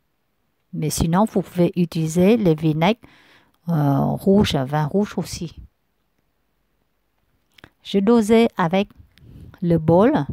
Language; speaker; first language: French; non-native, learner; Vietnamese